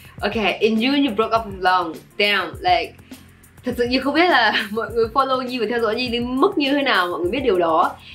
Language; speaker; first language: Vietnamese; early bilingual, heritage; Vietnamese